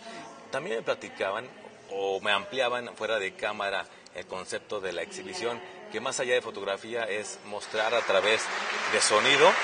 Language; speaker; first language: Spanish; native; Spanish